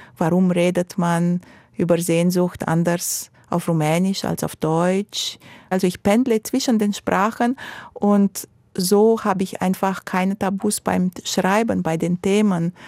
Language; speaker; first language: German; non-native, fluent; Romanian